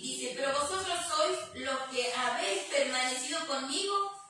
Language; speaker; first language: Spanish; native; Spanish